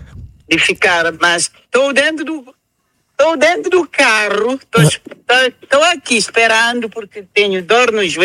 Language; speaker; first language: Portuguese; non-native, local second language; Kabuverdianu